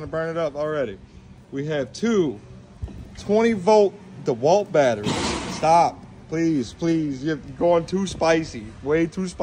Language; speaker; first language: English; native; English